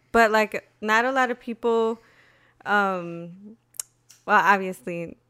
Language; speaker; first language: English; native; English